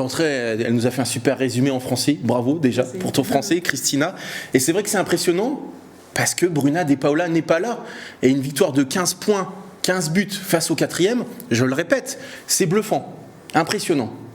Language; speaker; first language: French; native; French